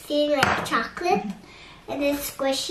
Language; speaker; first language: English; early bilingual, other home language; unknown